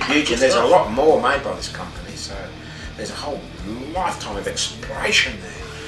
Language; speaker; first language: English; native; English